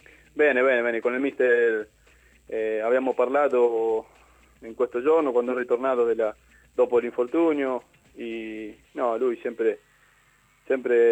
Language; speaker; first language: Italian; non-native, learner; Spanish